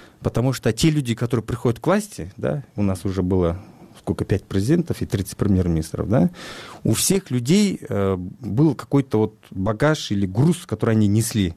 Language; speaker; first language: Russian; non-native, local second language; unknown